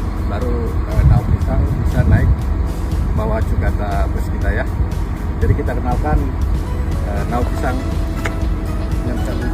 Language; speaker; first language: Indonesian; native; Indonesian